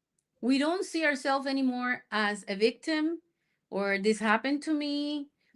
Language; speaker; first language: English; non-native, fluent; Spanish